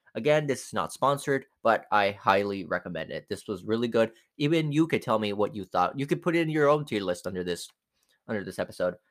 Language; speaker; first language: English; non-native, fluent; Spanish